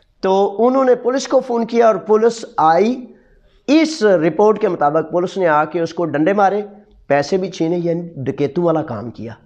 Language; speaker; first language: Urdu; non-native, local second language; Punjabi